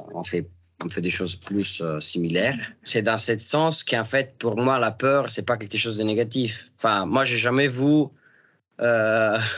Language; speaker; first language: French; non-native, fluent; Italian